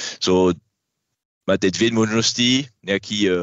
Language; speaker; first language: Czech; non-native, learner; French